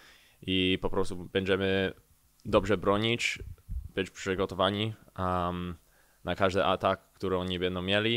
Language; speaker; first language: Polish; early bilingual, heritage; English